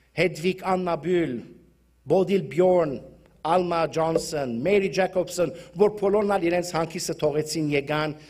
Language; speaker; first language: Armenian; early bilingual, heritage; Armenian